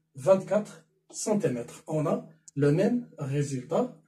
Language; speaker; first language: French; non-native, local second language; Arabic